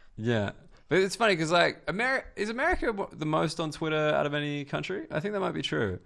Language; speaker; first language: English; native; English